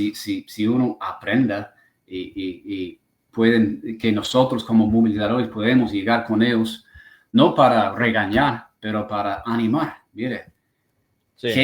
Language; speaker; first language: Spanish; non-native, fluent; English